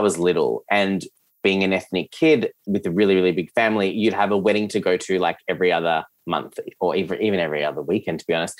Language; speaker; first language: English; early bilingual, other home language; Serbian